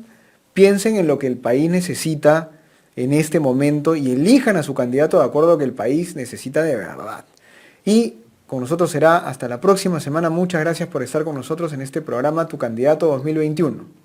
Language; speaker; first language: Spanish; native; Spanish